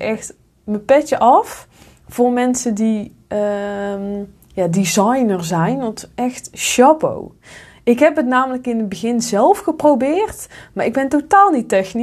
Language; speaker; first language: Dutch; native; Dutch